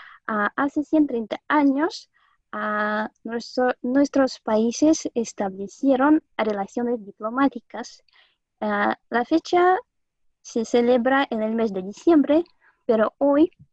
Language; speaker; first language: Spanish; non-native, fluent; Russian